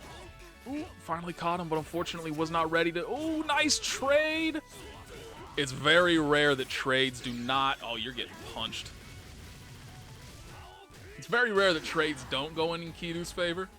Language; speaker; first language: English; native; English